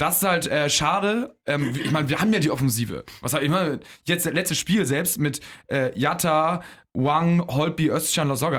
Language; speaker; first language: German; native; German